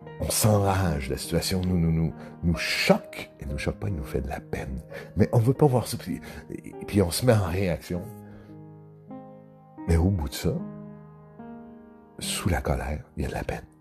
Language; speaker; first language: French; native; French